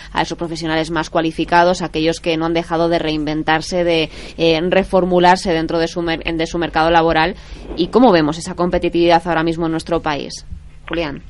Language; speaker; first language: Spanish; native; Spanish